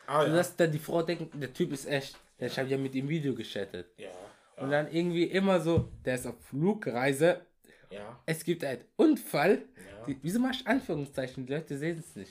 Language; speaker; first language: German; early bilingual, other home language; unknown